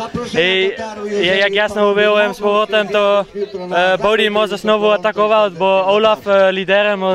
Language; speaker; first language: Polish; non-native, learner; Dutch